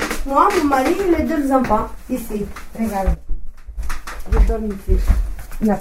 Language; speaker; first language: French; non-native, learner; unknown